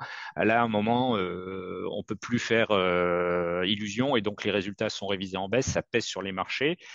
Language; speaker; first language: French; native; French